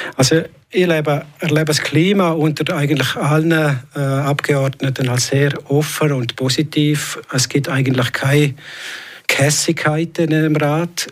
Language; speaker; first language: German; native; German